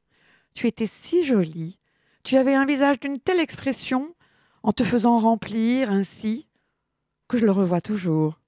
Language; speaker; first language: French; native; French